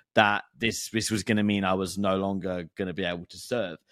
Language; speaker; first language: English; native; English